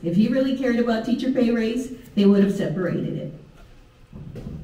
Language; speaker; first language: English; early bilingual, other home language; Spanish